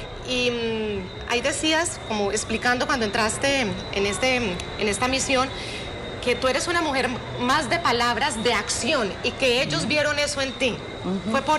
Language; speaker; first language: Spanish; native; Spanish